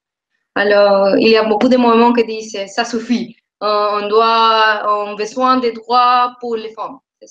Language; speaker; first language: French; non-native, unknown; Spanish